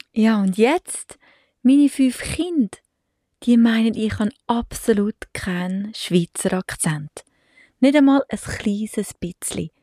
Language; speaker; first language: German; native; German